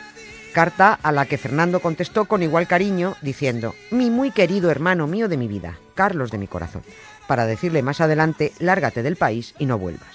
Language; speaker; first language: Spanish; native; Spanish